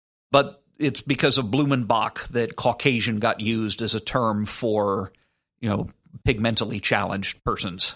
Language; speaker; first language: English; native; English